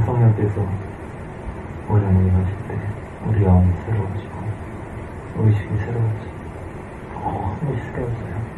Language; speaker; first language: Korean; native; Korean